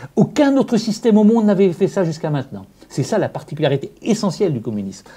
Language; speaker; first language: French; native; French